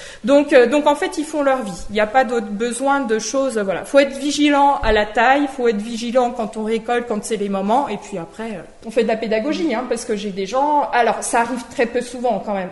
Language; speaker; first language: French; native; French